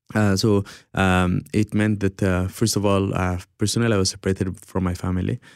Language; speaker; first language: English; early bilingual, other home language; Somali